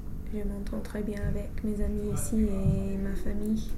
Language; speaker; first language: French; non-native, fluent; English